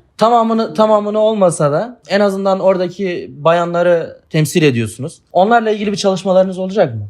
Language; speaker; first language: Turkish; native; Turkish